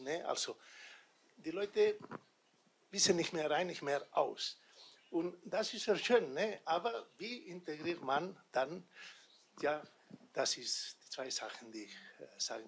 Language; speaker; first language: German; non-native, fluent; Catalan